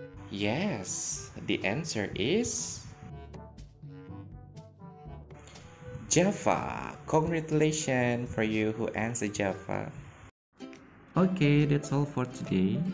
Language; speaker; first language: English; non-native, fluent; Indonesian